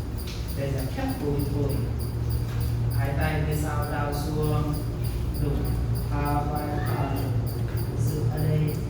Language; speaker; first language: Vietnamese; non-native, learner; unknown